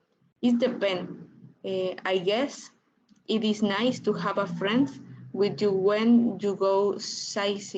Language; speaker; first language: English; non-native, learner; Spanish